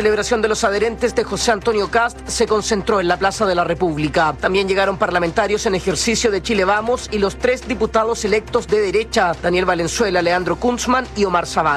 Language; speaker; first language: Spanish; native; Spanish